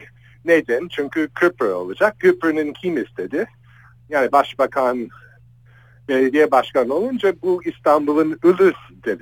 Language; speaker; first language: Turkish; non-native, fluent; English